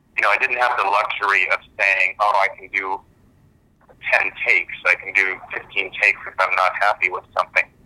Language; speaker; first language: English; early bilingual, other home language; German